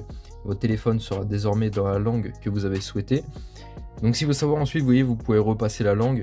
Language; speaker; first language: French; native; French